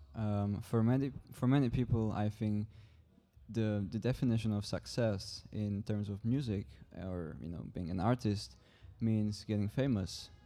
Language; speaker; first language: English; non-native, fluent; Czech